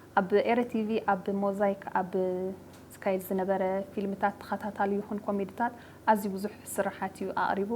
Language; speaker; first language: Tigrinya; native; Tigrinya